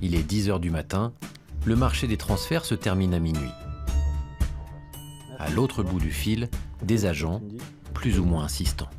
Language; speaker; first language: French; native; French